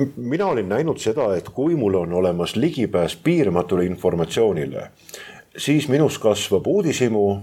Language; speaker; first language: Estonian; native; Estonian